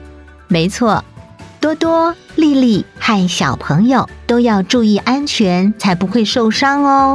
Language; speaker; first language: Chinese; native; Chinese